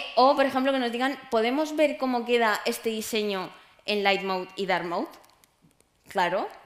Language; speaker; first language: Spanish; native; Spanish